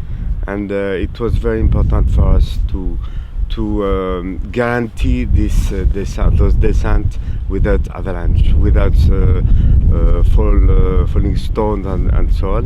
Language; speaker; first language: English; non-native, learner; French